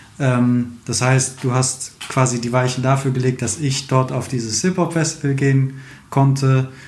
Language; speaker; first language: German; native; German